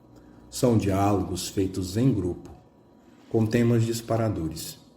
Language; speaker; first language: Portuguese; native; Portuguese